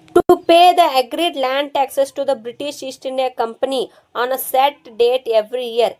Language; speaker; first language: English; non-native, local second language; Kannada